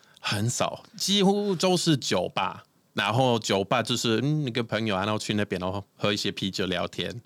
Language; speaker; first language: Chinese; non-native, fluent; Swedish